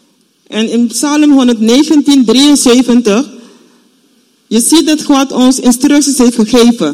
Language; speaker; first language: Dutch; non-native, fluent; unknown